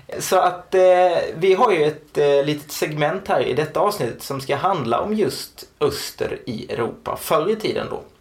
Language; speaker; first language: Swedish; native; Swedish